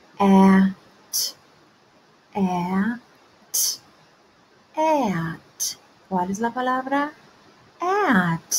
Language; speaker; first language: Spanish; early bilingual, heritage; Spanish